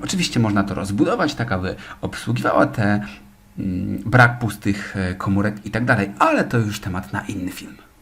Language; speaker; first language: Polish; native; Polish